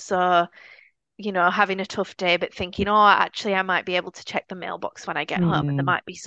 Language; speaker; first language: English; native; English